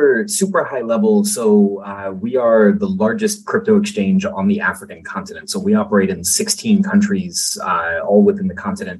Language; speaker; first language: English; native; English